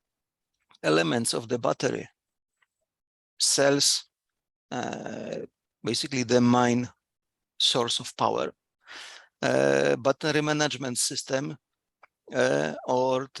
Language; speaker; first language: English; non-native, fluent; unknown